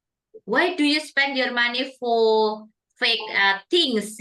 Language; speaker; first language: English; non-native, fluent; Indonesian